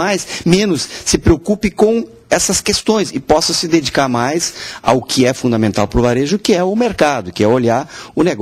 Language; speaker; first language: Portuguese; native; Portuguese